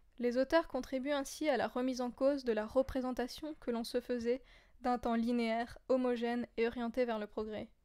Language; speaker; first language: French; native; French